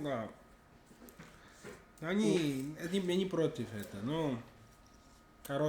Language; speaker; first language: Russian; non-native, learner; English